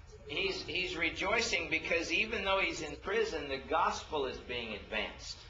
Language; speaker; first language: English; native; English